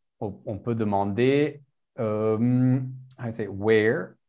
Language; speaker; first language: French; non-native, learner; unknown